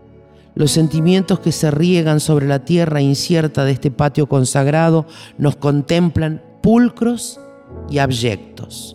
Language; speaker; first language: Spanish; native; Spanish